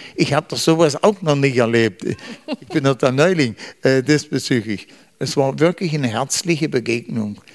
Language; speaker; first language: German; native; German